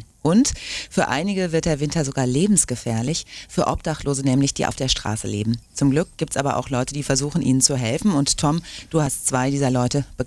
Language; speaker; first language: German; native; German